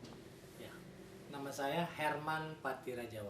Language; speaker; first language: Malay; native; Malay